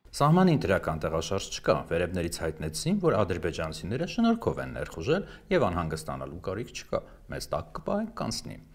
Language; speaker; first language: Armenian; native; Armenian